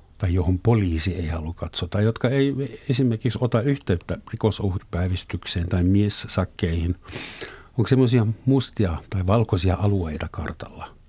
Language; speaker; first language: Finnish; non-native, fluent; German